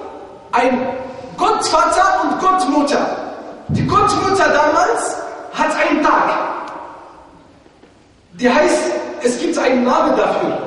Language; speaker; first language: German; non-native, fluent; Arabic